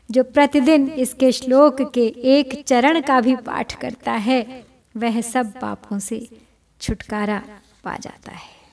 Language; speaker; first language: Hindi; native; Hindi